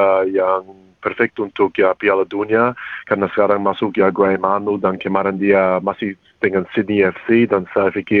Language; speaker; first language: Indonesian; early bilingual, heritage; English